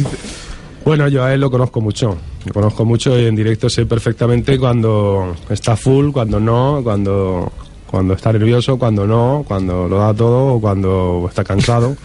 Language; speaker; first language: Spanish; native; Spanish